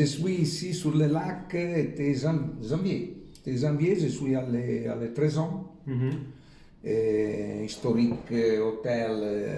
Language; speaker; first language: French; non-native, learner; Italian